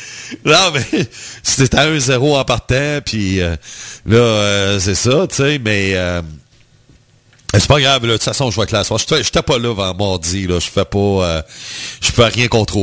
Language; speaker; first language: French; native; French